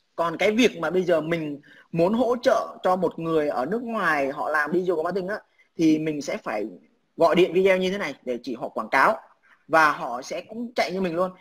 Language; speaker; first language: Vietnamese; native; Vietnamese